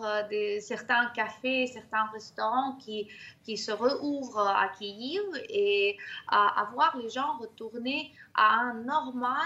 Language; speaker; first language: French; non-native, fluent; Ukrainian